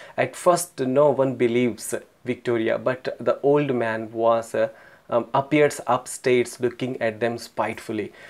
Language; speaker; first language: English; non-native, local second language; Telugu